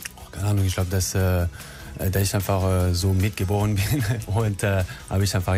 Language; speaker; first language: German; non-native, learner; French